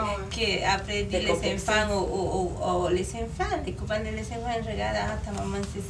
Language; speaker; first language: French; non-native, learner; Spanish